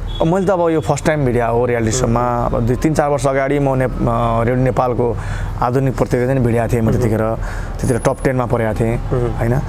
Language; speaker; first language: Nepali; non-native, local second language; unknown